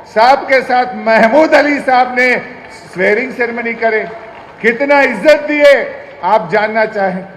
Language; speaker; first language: Hindi; non-native, local second language; Telugu